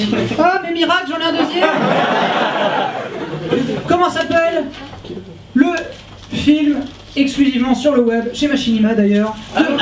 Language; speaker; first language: French; native; French